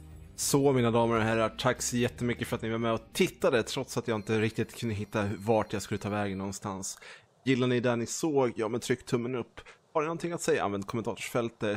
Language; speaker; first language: Swedish; native; Swedish